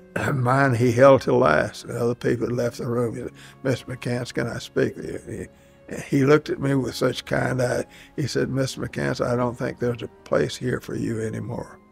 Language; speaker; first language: English; native; English